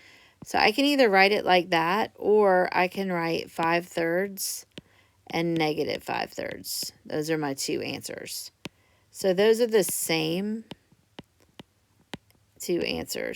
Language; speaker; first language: English; native; English